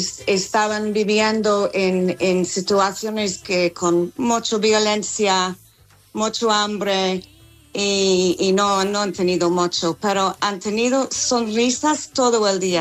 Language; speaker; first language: Spanish; non-native, fluent; English